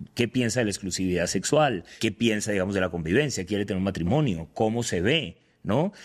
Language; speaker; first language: Spanish; native; Spanish